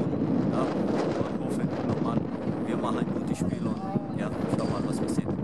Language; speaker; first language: German; non-native, learner; Portuguese